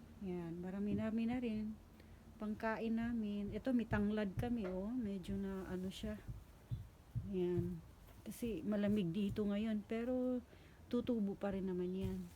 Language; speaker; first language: Filipino; native; Filipino